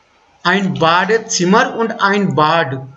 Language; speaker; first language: German; non-native, fluent; Hindi